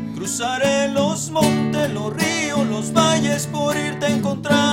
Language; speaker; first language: Spanish; native; Spanish